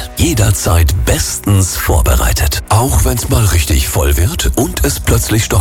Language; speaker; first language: German; native; German